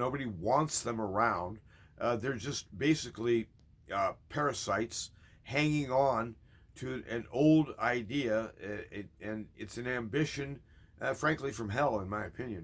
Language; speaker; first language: English; native; English